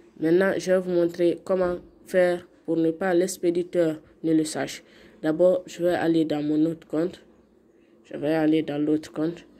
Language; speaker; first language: French; non-native, local second language; Fula